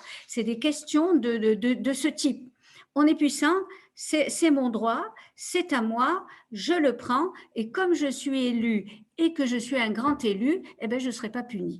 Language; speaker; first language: French; native; French